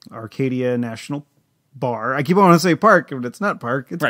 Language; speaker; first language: English; native; English